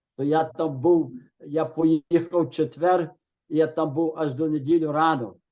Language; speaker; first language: Ukrainian; early bilingual, heritage; Ukrainian